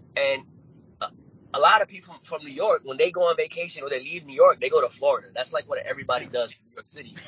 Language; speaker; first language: English; native; English